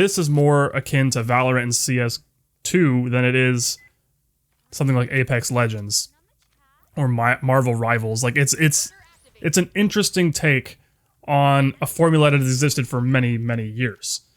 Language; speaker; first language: English; native; English